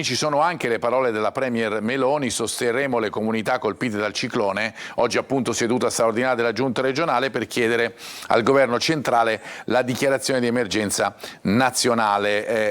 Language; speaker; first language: Italian; native; Italian